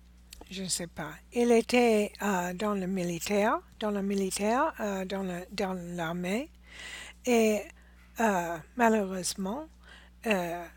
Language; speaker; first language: French; non-native, learner; English